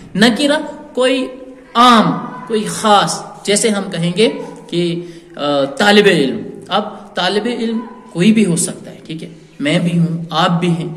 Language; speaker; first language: Urdu; native; Urdu